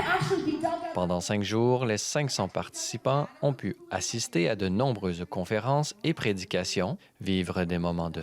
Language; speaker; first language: French; native; French